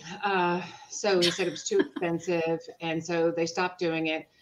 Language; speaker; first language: English; native; English